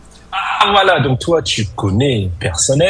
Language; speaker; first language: French; non-native, fluent; English